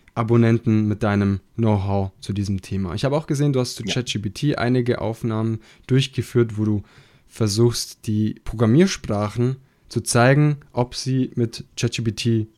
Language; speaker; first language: German; non-native, fluent; Italian